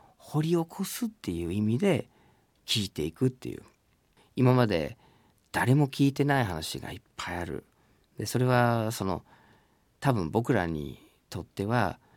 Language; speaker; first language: Japanese; non-native, fluent; English